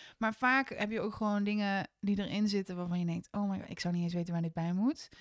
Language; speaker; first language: Dutch; native; Dutch